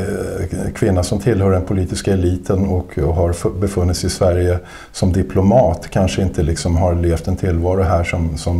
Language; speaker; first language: Swedish; native; Swedish